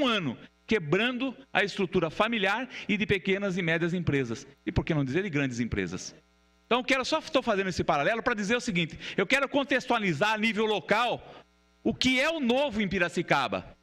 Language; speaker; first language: Portuguese; native; Portuguese